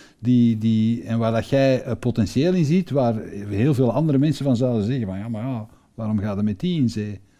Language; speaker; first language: Dutch; native; Dutch